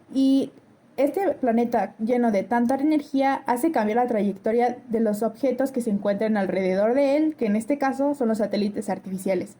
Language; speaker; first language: Spanish; native; Spanish